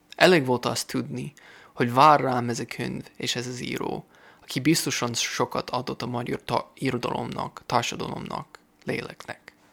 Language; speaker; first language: Hungarian; non-native, fluent; English